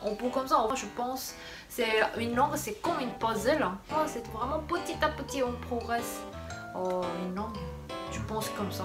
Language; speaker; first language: French; non-native, fluent; Korean